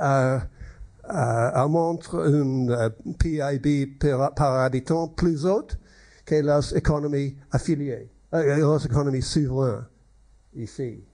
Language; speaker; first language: French; non-native, learner; English